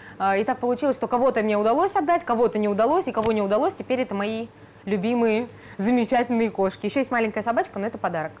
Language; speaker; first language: Russian; native; Russian